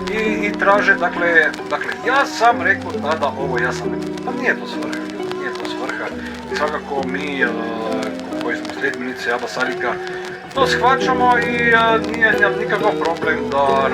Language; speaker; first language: Croatian; native; Croatian